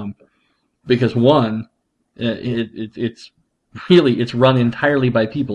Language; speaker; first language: English; native; English